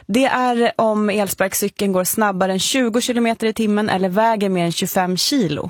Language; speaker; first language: Swedish; native; Swedish